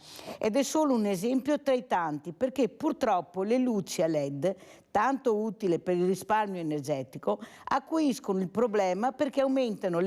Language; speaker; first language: Italian; native; Italian